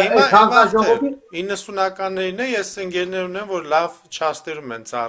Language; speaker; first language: Armenian; native; Armenian